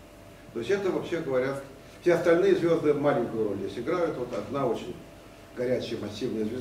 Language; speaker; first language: Russian; native; Russian